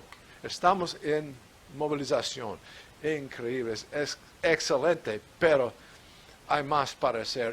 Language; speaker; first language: Spanish; non-native, fluent; English